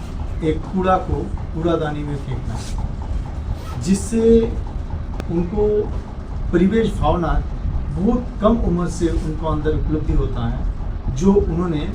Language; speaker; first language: Hindi; non-native, local second language; Bangla